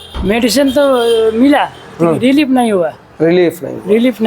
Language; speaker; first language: Hindi; non-native, learner; Nepali